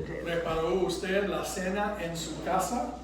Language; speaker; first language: Spanish; non-native, fluent; English